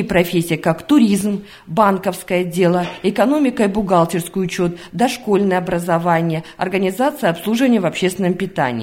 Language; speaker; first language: Russian; native; Russian